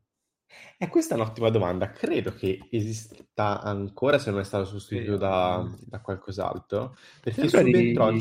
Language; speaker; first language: Italian; native; Italian